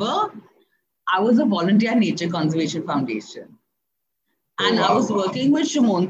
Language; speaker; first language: English; non-native, local second language; Hindi